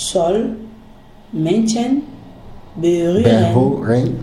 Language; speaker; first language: German; non-native, learner; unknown